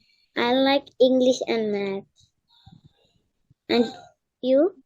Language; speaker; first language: English; non-native, learner; Tamil